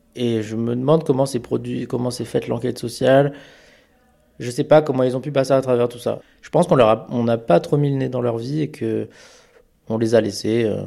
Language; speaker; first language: French; early bilingual, other home language; Amharic